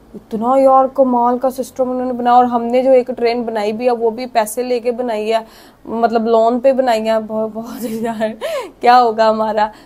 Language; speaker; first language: Urdu; non-native, local second language; Punjabi